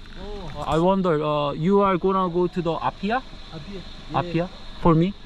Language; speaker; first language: English; non-native, learner; Korean